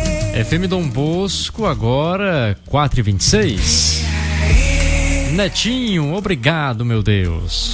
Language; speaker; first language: Portuguese; native; Portuguese